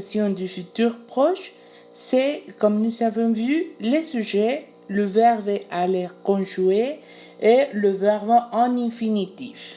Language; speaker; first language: French; non-native, learner; Spanish